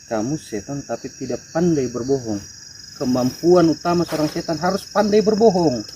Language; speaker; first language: Indonesian; native; Indonesian